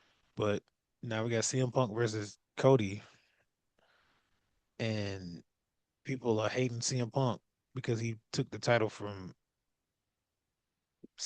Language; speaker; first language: English; native; English